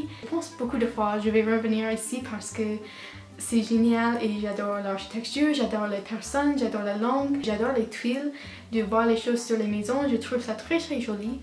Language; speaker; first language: French; non-native, learner; English